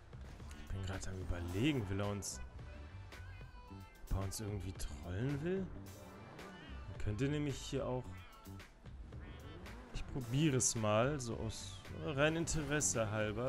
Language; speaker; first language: German; native; German